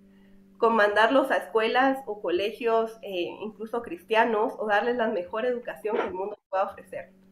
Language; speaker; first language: Spanish; native; Spanish